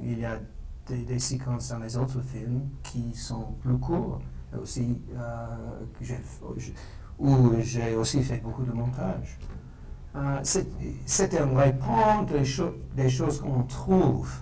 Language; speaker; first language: French; non-native, fluent; English